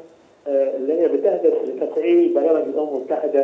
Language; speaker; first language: Arabic; native; Arabic